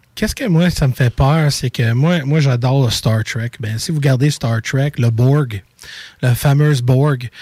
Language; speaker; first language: French; native; French